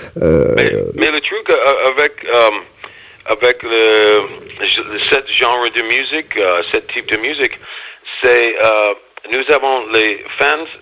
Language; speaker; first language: French; non-native, learner; English